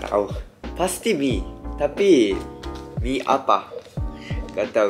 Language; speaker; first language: Indonesian; non-native, learner; Japanese